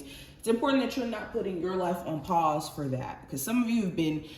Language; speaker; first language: English; native; English